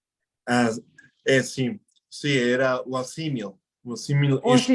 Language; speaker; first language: Portuguese; non-native, fluent; Spanish